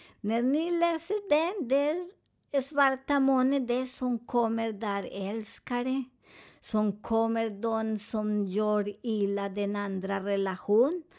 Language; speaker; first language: Swedish; non-native, fluent; Spanish